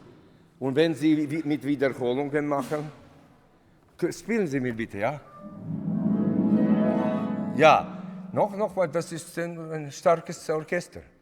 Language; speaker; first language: German; non-native, fluent; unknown